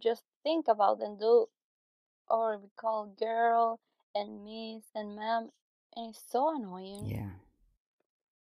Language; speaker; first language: English; non-native, fluent; Spanish